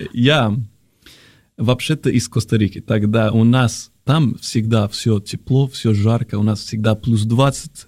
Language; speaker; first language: Russian; non-native, fluent; Spanish